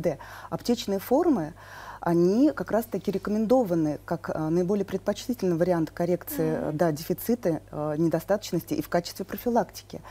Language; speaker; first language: Russian; native; Russian